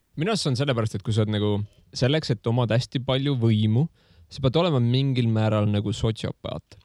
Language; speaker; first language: Estonian; native; Estonian